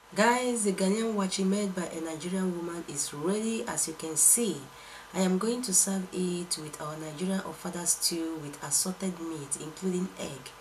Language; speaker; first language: English; non-native, local second language; Igbo